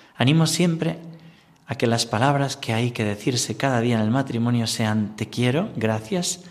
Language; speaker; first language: Spanish; native; Spanish